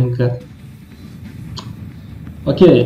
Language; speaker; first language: English; non-native, learner; Russian